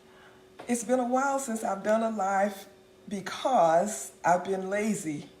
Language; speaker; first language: English; native; English